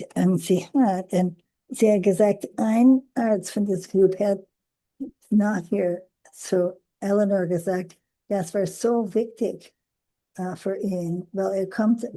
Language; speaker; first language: German; non-native, learner; English